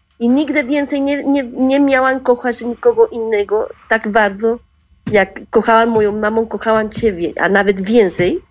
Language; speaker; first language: Polish; non-native, learner; Spanish